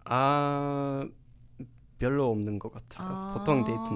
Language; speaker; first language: Korean; non-native, learner; English